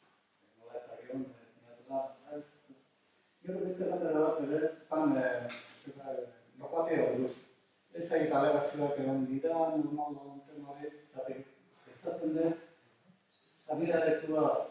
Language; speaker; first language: Basque; non-native, learner; Spanish